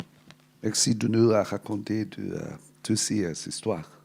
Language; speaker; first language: French; non-native, fluent; Cantonese